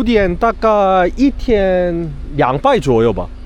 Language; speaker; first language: Chinese; non-native, learner; Korean